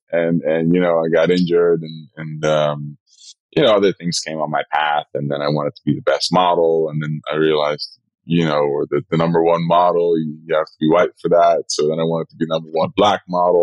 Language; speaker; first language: English; non-native, fluent; Dutch